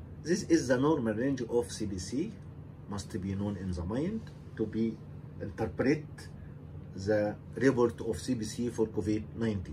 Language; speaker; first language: English; non-native, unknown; Arabic